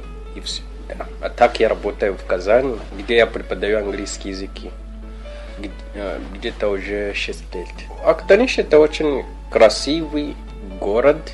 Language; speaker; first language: Russian; non-native, fluent; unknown